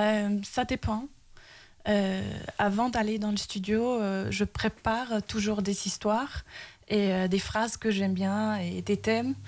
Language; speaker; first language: French; early bilingual, heritage; Danish